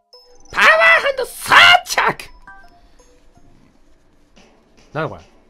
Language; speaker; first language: Japanese; native; Japanese